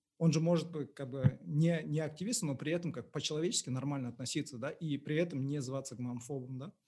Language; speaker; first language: Russian; non-native, local second language; Kazakh